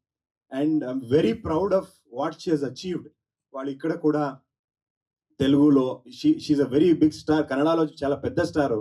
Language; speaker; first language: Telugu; non-native, learner; Kannada